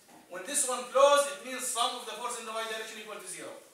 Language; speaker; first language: English; non-native, fluent; Arabic